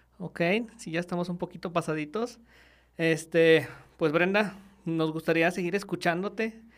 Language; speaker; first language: Spanish; native; Spanish